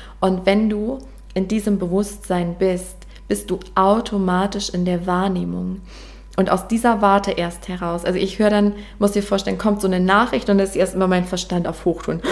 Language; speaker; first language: German; native; German